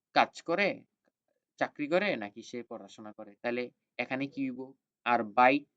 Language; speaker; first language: Bangla; native; Bangla